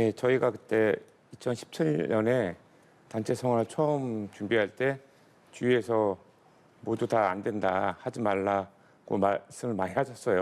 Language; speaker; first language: Korean; native; Korean